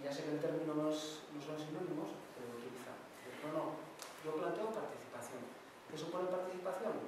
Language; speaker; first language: Spanish; non-native, local second language; Basque